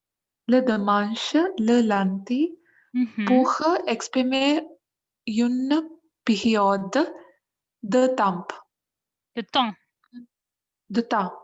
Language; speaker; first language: French; non-native, learner; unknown